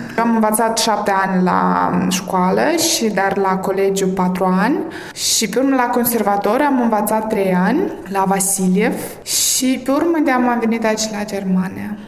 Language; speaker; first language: Romanian; early bilingual, heritage; Romanian